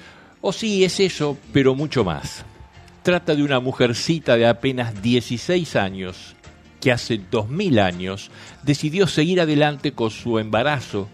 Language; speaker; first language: Spanish; native; Spanish